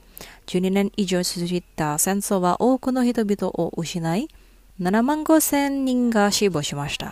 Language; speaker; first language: Japanese; non-native, fluent; Indonesian